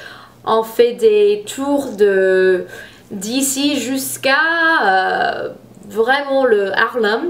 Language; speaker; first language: French; non-native, fluent; English